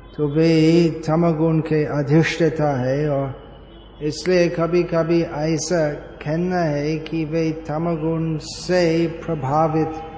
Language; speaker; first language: Hindi; non-native, fluent; English